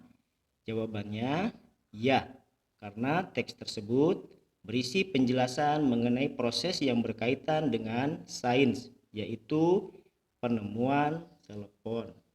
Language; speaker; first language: Indonesian; native; Indonesian